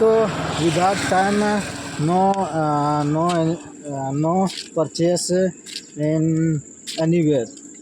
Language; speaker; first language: English; non-native, learner; Hindi